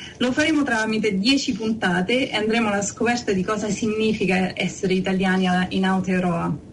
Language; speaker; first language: Italian; early bilingual, heritage; English